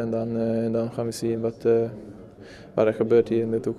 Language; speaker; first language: Dutch; non-native, fluent; Swedish